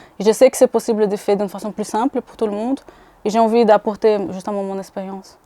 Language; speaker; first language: French; non-native, fluent; Portuguese